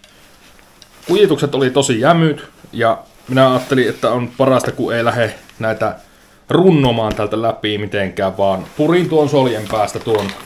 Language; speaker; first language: Finnish; native; Finnish